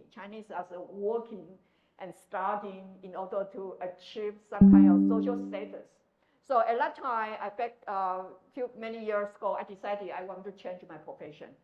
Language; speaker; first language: English; non-native, fluent; Chinese